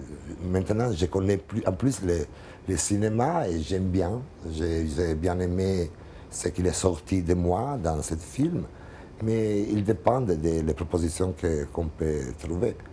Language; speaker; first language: French; non-native, fluent; Italian